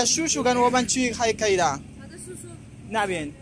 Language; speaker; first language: Chinese; non-native, learner; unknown